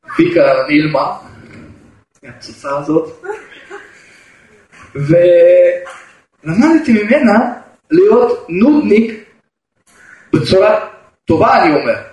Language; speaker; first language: Hebrew; non-native, fluent; Russian